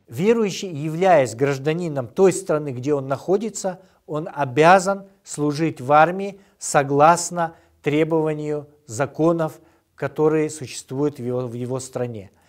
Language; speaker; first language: Russian; non-native, local second language; Kyrgyz